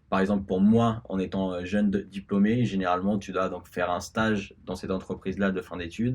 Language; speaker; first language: French; early bilingual, other home language; Spanish